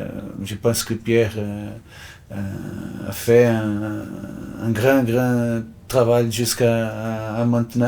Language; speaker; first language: French; non-native, fluent; Portuguese